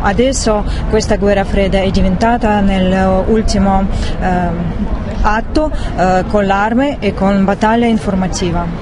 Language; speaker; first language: Italian; non-native, learner; Russian